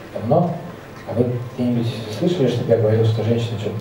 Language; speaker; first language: Russian; native; Russian